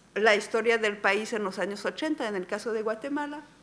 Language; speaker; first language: Spanish; non-native, fluent; French